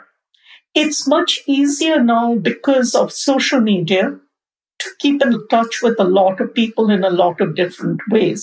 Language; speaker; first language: English; non-native, local second language; Bangla